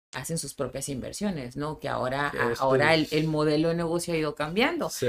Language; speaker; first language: Spanish; native; Spanish